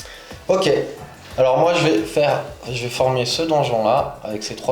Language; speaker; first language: French; native; French